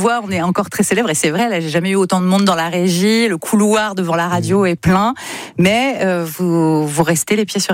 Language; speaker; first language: French; native; French